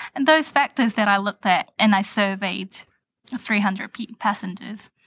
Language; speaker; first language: English; native; English